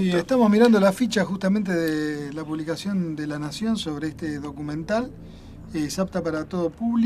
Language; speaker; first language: Spanish; native; Spanish